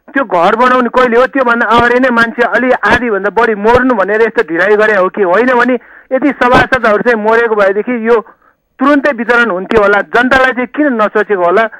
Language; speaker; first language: Nepali; native; Nepali